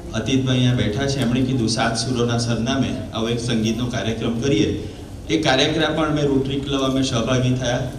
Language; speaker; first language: Gujarati; non-native, local second language; Marathi